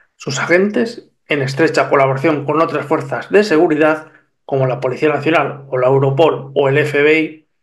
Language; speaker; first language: Spanish; native; Spanish